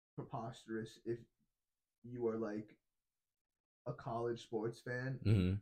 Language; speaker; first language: English; native; English